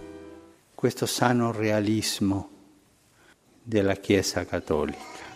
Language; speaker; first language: Italian; non-native, fluent; Spanish